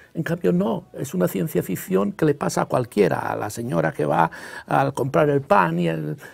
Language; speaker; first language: Spanish; non-native, local second language; Catalan